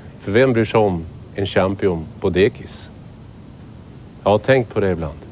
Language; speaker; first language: Swedish; native; Swedish